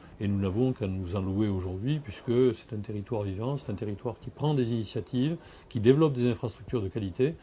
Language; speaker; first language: French; native; French